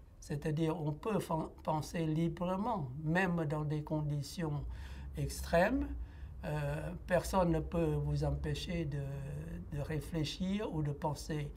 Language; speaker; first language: French; non-native, fluent; Lao